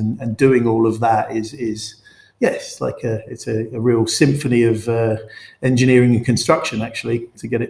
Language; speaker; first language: English; native; English